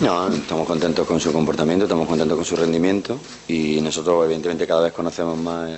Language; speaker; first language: Spanish; native; Spanish